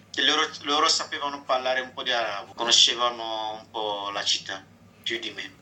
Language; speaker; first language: Italian; non-native, fluent; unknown